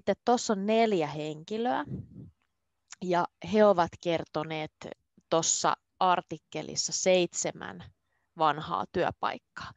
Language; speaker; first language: Finnish; native; Finnish